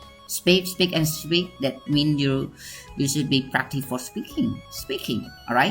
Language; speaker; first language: English; non-native, learner; Khmer